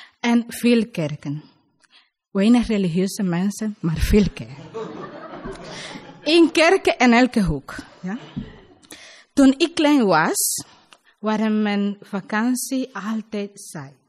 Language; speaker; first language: Dutch; non-native, learner; Spanish